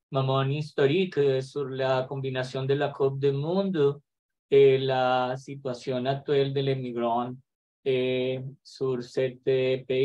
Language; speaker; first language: French; non-native, learner; Spanish